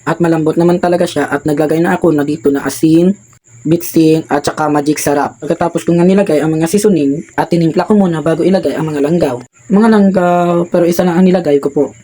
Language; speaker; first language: Filipino; non-native, local second language; Hiligaynon